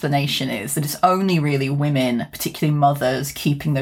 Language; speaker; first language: English; native; English